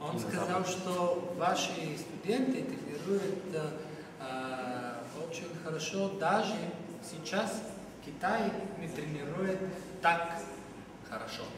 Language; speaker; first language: Russian; non-native, learner; Bulgarian